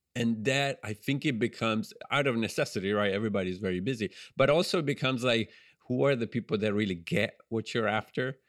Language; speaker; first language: English; non-native, fluent; Italian